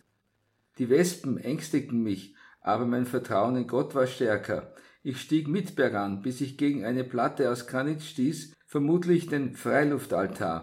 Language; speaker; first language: German; native; German